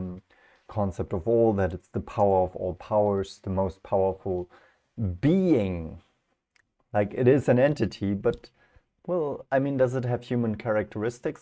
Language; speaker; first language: English; non-native, fluent; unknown